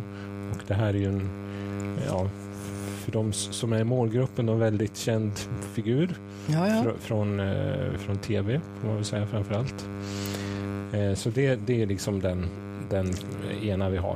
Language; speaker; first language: Swedish; native; Swedish